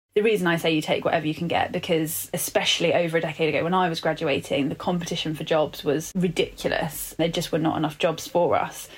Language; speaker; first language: English; native; English